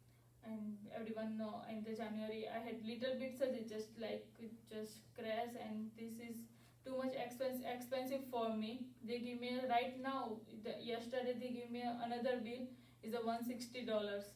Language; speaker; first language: English; non-native, learner; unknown